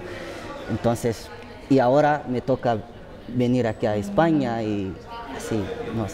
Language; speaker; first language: Spanish; non-native, fluent; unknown